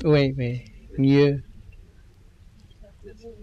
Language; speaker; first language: French; non-native, learner; Vietnamese